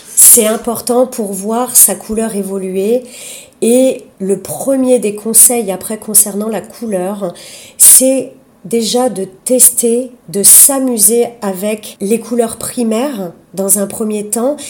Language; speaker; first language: French; native; French